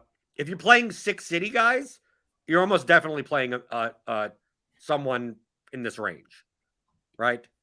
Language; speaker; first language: English; native; English